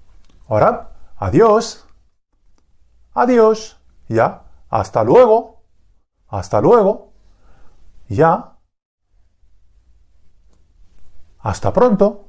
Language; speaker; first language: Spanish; non-native, fluent; Hindi